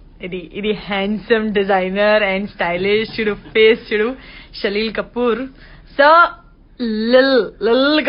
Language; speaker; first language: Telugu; non-native, learner; Gujarati